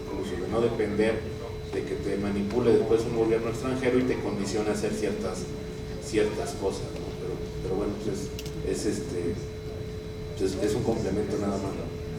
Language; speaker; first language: Spanish; native; Spanish